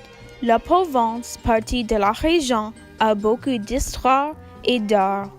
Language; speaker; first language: French; non-native, learner; English